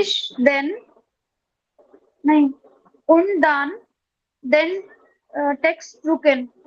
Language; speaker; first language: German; non-native, learner; Hindi